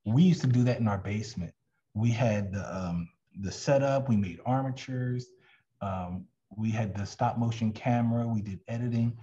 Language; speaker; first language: English; native; English